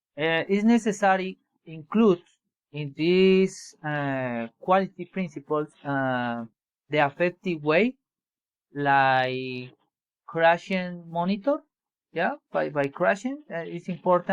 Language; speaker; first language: English; non-native, learner; Spanish